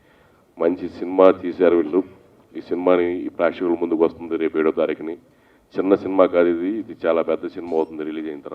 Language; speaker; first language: Telugu; native; Telugu